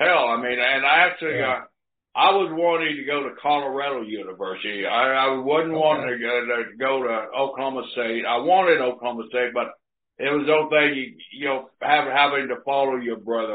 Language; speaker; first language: English; native; English